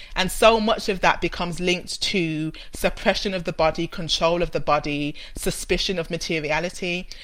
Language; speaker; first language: English; native; English